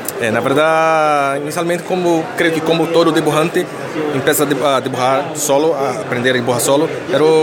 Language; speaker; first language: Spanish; non-native, learner; Portuguese